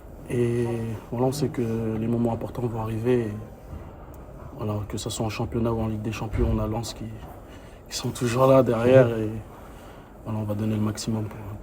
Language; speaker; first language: French; native; French